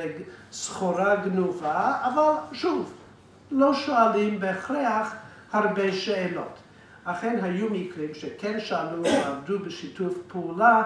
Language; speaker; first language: Hebrew; non-native, fluent; English